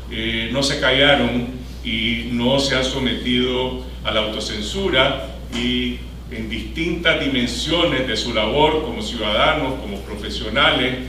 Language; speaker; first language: Spanish; native; Spanish